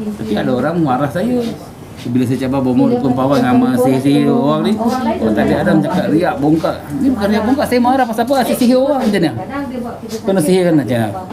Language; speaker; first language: Malay; native; Malay